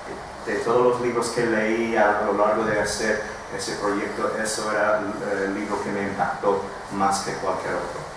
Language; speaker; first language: Spanish; non-native, fluent; English